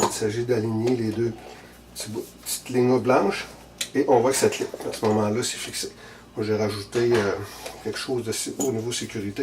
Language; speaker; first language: French; native; French